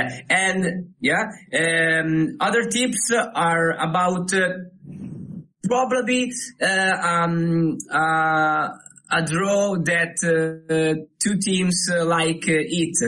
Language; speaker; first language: English; non-native, learner; Italian